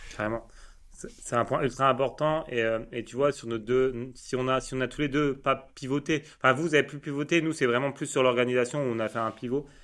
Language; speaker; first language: French; native; French